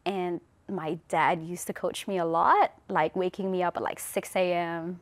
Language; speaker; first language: English; non-native, local second language; Filipino